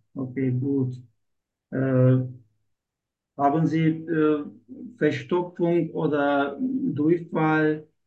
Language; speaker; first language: German; non-native, learner; Turkish